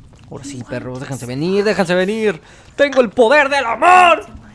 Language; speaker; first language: Spanish; native; Spanish